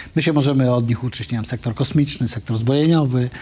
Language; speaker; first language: Polish; native; Polish